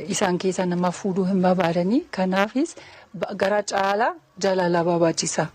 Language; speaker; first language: Oromo; non-native, fluent; German